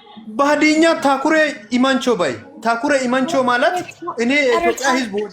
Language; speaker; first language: Amharic; non-native, local second language; Hadiyya